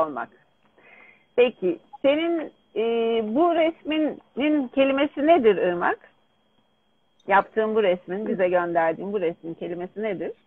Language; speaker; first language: Turkish; native; Turkish